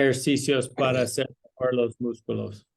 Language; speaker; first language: Spanish; non-native, learner; English